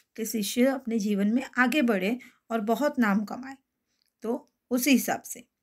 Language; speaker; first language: Hindi; non-native, local second language; Gujarati